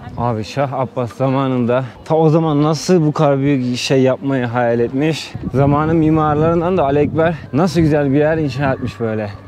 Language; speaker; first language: Turkish; native; Turkish